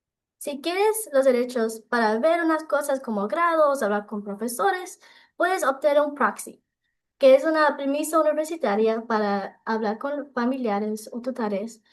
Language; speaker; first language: Spanish; non-native, local second language; English